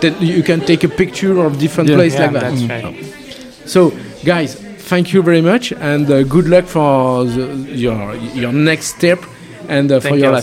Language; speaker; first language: English; non-native, learner; French